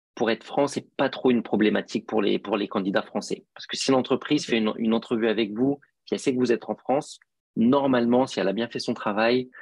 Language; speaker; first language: French; native; French